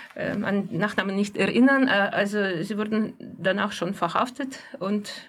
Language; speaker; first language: German; non-native, fluent; Russian